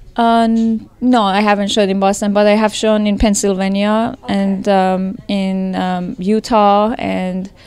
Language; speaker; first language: English; non-native, fluent; Persian